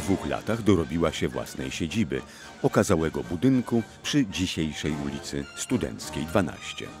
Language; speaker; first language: Polish; native; Polish